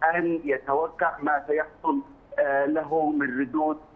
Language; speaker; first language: Arabic; native; Arabic